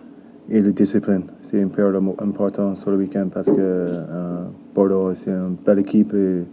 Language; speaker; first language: French; non-native, learner; English